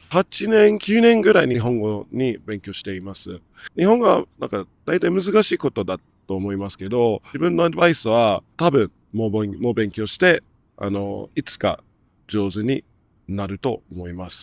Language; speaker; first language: Japanese; non-native, learner; English